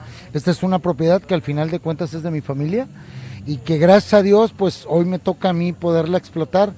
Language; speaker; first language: Spanish; native; Spanish